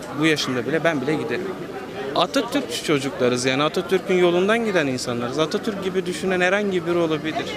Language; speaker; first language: Turkish; non-native, local second language; Kurdish